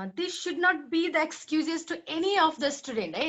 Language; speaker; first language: English; non-native, local second language; Nepali